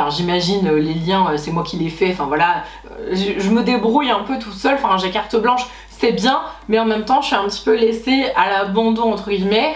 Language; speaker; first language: French; native; French